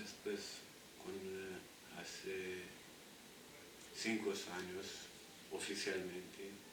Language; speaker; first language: Spanish; non-native, fluent; Italian